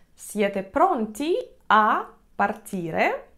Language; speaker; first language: Italian; non-native, fluent; Russian